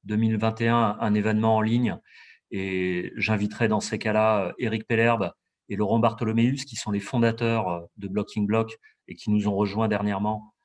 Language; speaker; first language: French; native; French